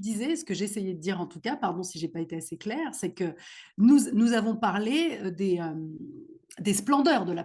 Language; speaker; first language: French; native; French